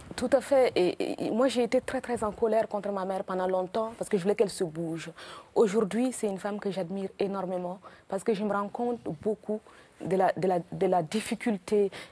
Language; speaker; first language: French; non-native, local second language; Mossi